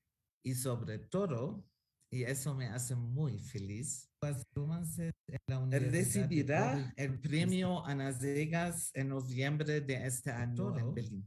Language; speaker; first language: Spanish; non-native, fluent; German